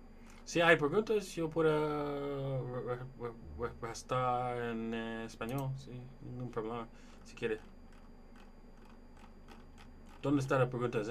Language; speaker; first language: Spanish; non-native, learner; English